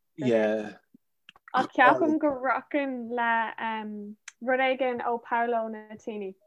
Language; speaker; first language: Irish; non-native, local second language; English